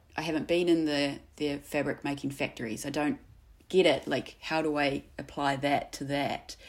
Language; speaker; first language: English; native; English